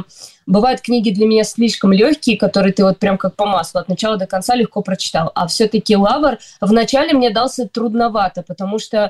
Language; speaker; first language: Russian; native; Russian